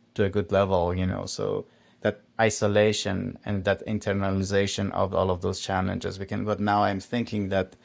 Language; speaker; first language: English; non-native, fluent; Persian